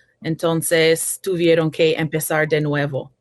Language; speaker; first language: Spanish; non-native, fluent; English